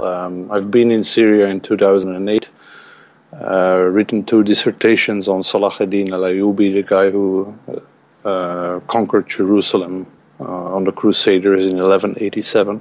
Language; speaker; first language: English; non-native, fluent; Dutch